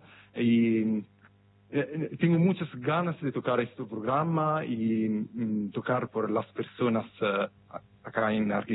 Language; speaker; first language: Spanish; non-native, fluent; Italian